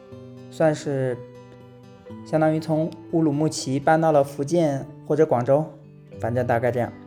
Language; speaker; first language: Chinese; native; Chinese